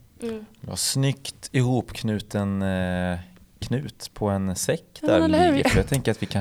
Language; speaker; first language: Swedish; native; Swedish